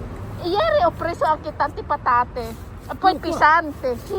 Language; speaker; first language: Italian; non-native, learner; Filipino